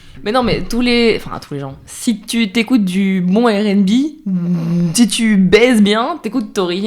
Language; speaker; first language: French; native; French